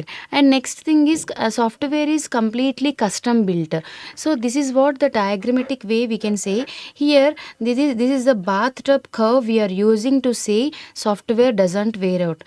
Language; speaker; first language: English; non-native, local second language; Telugu